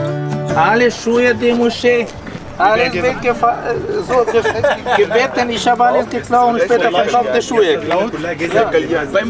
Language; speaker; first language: German; non-native, learner; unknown